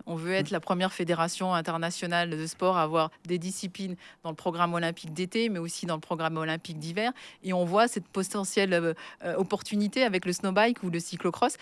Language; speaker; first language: French; native; French